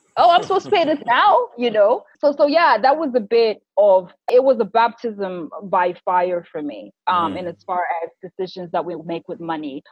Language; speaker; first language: English; non-native, local second language; Shona